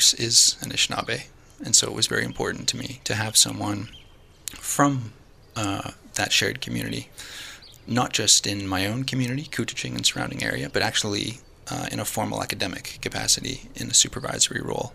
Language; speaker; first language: English; native; English